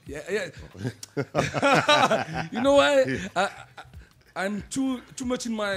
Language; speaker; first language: English; non-native, learner; French